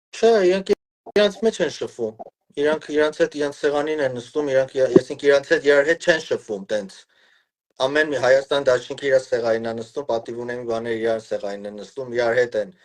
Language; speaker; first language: Armenian; early bilingual, heritage; Armenian